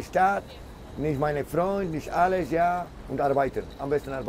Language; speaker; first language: German; non-native, learner; Czech